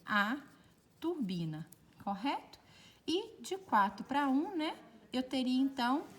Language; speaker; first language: Portuguese; native; Portuguese